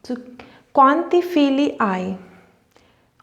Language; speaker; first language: Italian; non-native, fluent; Punjabi